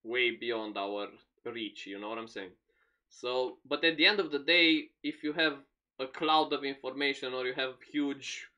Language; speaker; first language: English; non-native, fluent; Romanian